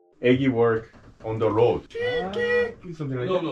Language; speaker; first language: English; non-native, learner; Korean